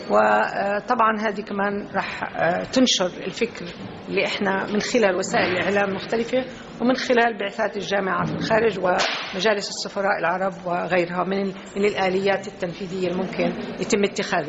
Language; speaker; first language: Arabic; native; Arabic